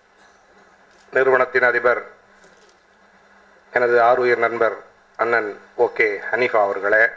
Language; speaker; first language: Tamil; native; Tamil